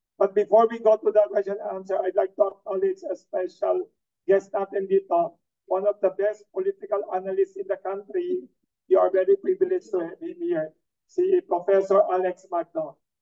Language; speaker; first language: English; non-native, local second language; Filipino